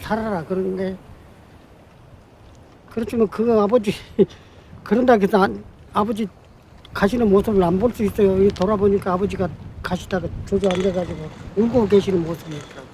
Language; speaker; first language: Korean; native; Korean